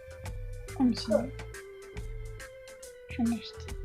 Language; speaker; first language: French; native; French